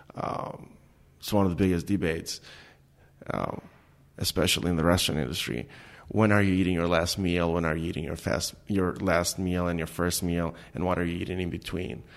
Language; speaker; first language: English; non-native, fluent; Albanian